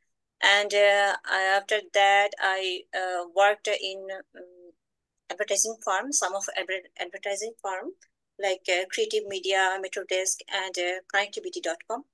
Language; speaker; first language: English; non-native, learner; Bangla